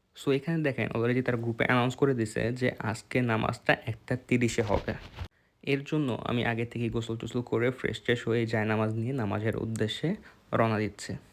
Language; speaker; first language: Bangla; native; Bangla